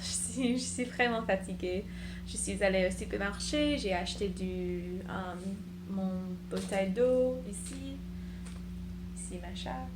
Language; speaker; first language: French; non-native, learner; English